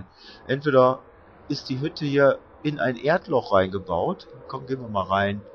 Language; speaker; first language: German; native; German